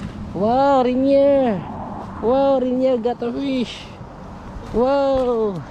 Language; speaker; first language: English; non-native, local second language; Filipino